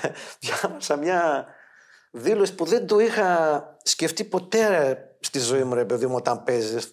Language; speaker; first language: Greek; native; Greek